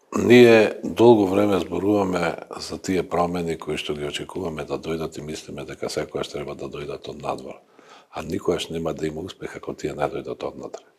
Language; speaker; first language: Macedonian; native; Macedonian